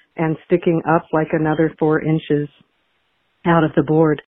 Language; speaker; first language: English; native; English